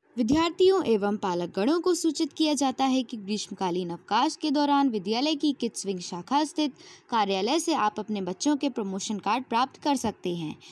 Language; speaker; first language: Hindi; native; Hindi